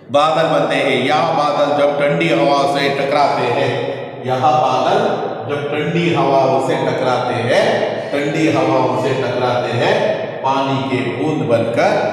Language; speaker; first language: Hindi; non-native, local second language; Kannada